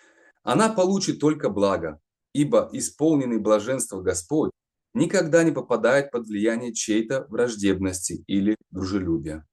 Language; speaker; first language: Russian; native; Russian